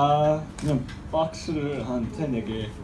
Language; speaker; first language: Korean; early bilingual, heritage; Korean